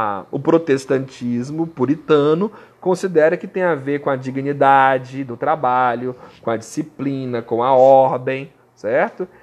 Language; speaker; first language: Portuguese; native; Portuguese